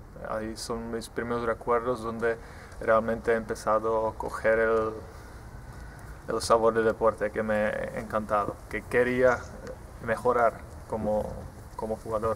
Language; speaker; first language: Spanish; non-native, fluent; Czech